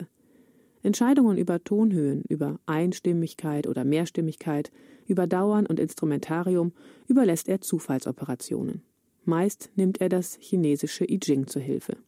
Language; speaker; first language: German; native; German